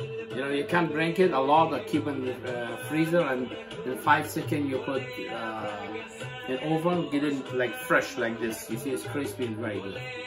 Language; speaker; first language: English; non-native, learner; Persian